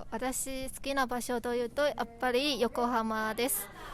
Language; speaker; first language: Japanese; non-native, fluent; Chinese